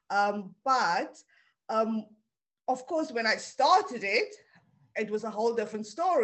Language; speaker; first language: English; non-native, local second language; Afrikaans